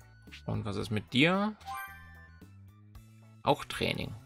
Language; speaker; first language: German; native; German